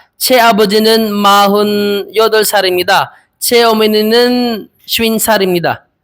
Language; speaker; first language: Korean; non-native, learner; Filipino